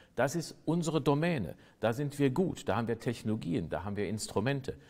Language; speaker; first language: German; native; German